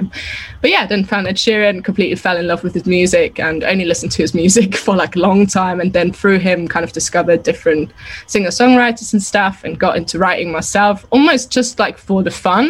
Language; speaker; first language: English; non-native, fluent; German